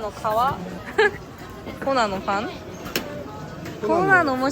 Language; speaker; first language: Japanese; non-native, fluent; Korean